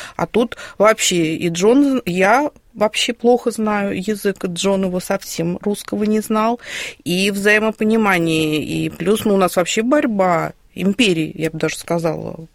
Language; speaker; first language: Russian; native; Russian